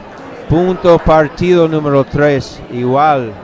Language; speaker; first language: Spanish; non-native, learner; English